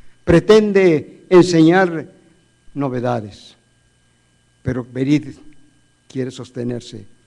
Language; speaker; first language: Spanish; native; Spanish